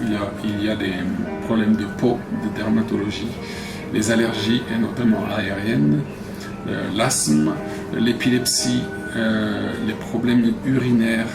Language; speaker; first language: French; non-native, fluent; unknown